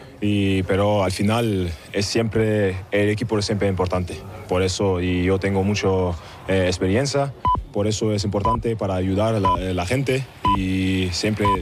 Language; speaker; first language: Spanish; non-native, learner; German